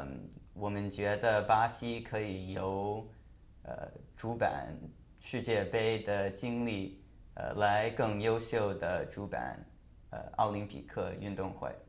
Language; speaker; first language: Chinese; non-native, learner; English